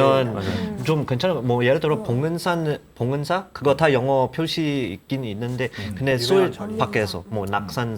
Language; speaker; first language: Korean; non-native, learner; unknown